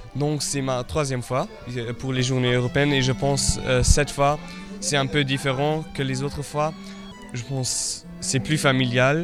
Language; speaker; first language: French; non-native, local second language; Luxembourgish